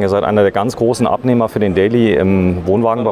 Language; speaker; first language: German; native; German